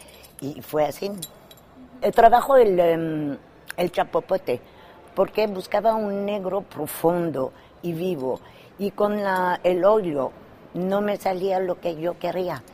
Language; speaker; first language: Spanish; non-native, fluent; French